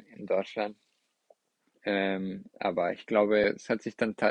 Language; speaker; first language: German; non-native, fluent; Spanish